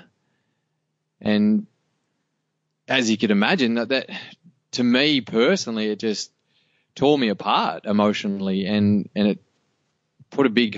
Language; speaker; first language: English; native; English